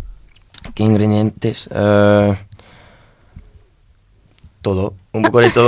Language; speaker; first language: Spanish; non-native, learner; French